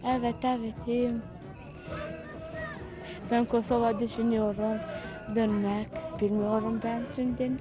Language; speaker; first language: Turkish; non-native, learner; Albanian